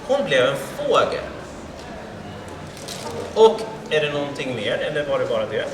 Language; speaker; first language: Swedish; native; Swedish